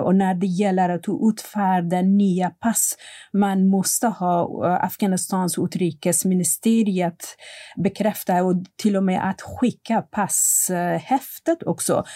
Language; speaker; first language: Swedish; non-native, fluent; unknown